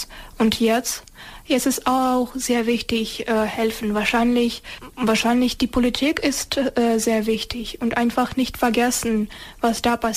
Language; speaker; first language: German; non-native, learner; Ukrainian